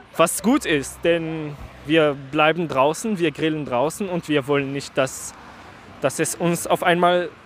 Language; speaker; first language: German; non-native, fluent; Arabic